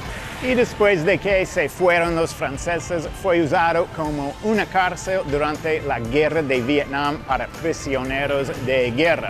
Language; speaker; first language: Spanish; non-native, fluent; English